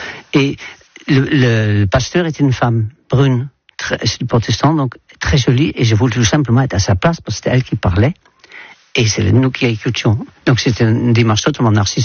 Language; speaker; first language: French; non-native, fluent; Dutch